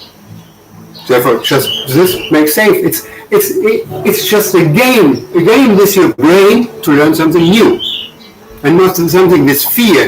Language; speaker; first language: English; non-native, learner; German